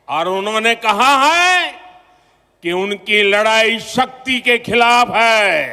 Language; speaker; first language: Hindi; non-native, local second language; Gujarati